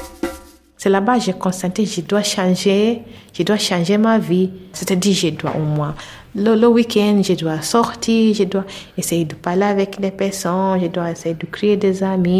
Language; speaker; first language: French; non-native, learner; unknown